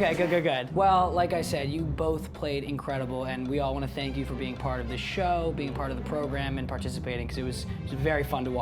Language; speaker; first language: English; native; English